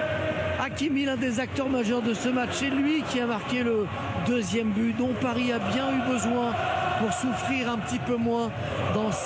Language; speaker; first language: French; native; French